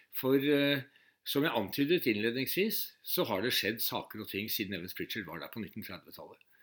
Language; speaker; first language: Norwegian; native; Norwegian